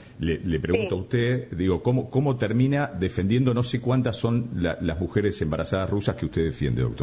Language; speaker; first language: Spanish; native; Spanish